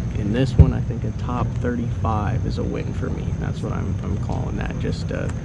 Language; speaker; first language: English; native; English